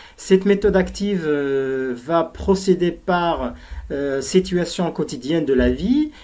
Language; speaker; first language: French; non-native, local second language; Arabic